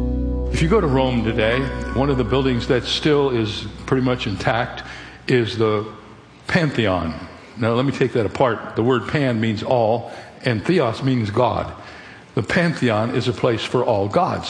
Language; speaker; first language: English; native; English